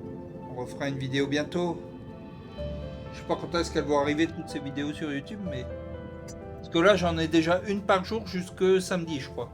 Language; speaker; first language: French; native; French